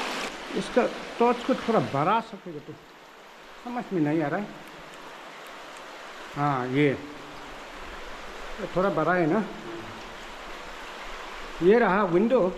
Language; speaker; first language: Hindi; non-native, local second language; Khasi